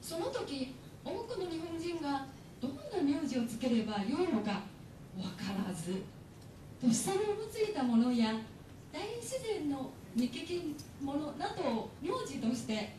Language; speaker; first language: Japanese; non-native, fluent; Chinese